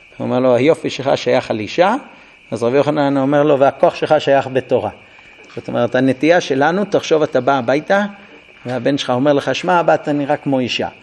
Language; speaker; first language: Hebrew; non-native, fluent; English